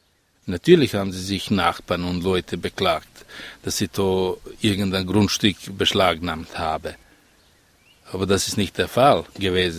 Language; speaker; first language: German; non-native, fluent; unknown